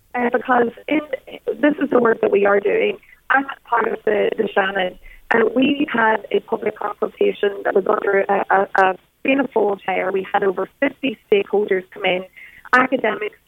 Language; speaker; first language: English; native; English